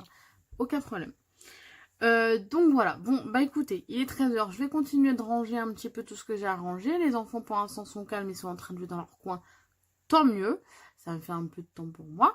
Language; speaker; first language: French; native; French